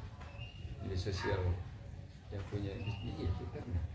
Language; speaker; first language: Indonesian; non-native, local second language; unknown